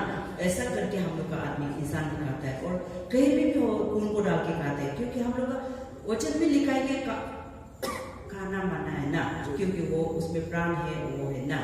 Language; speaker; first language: Hindi; non-native, local second language; Adi